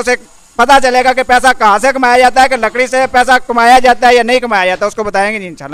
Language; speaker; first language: Urdu; non-native, local second language; Punjabi